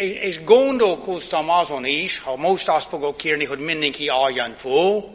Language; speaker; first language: Hungarian; non-native, fluent; English